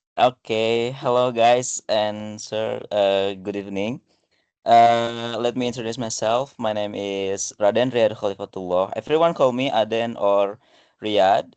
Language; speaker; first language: English; non-native, learner; Indonesian